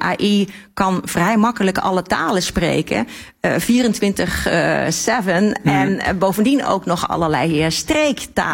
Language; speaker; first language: Dutch; native; Dutch